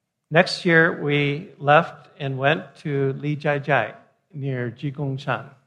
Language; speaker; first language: English; native; English